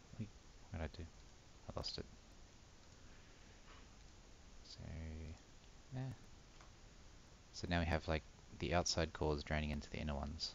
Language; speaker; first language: English; native; English